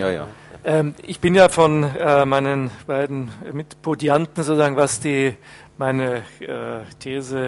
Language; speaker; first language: German; native; German